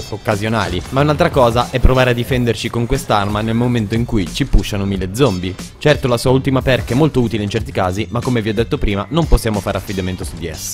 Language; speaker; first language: Italian; native; Italian